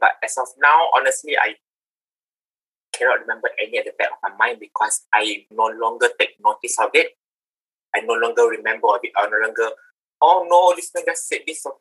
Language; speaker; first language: English; non-native, local second language; Malay